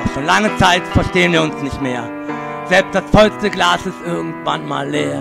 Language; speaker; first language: German; native; German